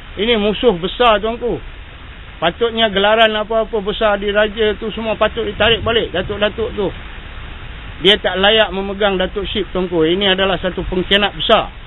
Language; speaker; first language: Malay; native; Malay